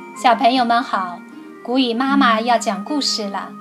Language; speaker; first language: Chinese; native; Chinese